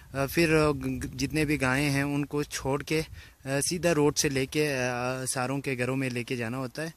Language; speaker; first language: Urdu; non-native, local second language; Balti